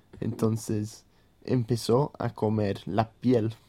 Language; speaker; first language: Spanish; non-native, fluent; English